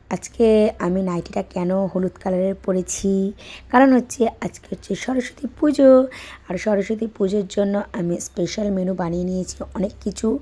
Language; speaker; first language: Bangla; native; Bangla